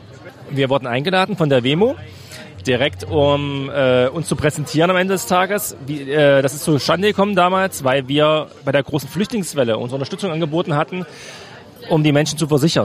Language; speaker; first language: German; native; German